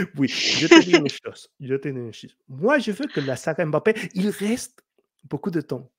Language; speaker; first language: French; non-native, learner; Spanish